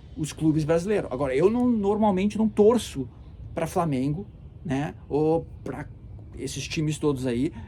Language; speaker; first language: Portuguese; early bilingual, heritage; Portuguese